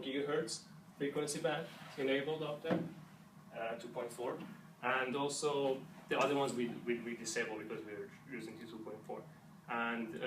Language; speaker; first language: English; non-native, fluent; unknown